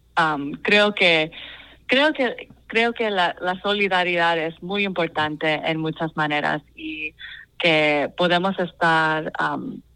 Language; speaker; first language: Spanish; non-native, fluent; English